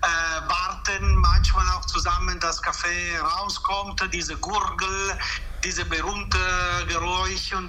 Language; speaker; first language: German; non-native, fluent; Italian